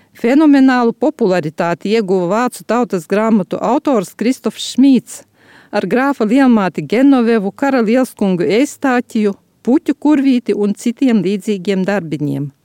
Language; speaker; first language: Latvian; native; Latvian